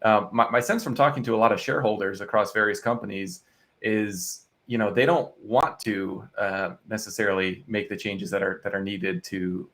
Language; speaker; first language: English; native; English